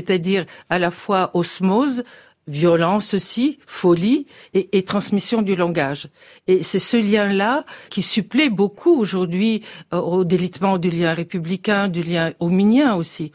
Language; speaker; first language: French; non-native, fluent; Bulgarian